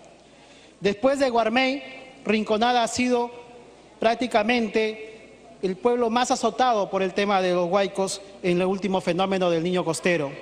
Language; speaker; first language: Spanish; native; Spanish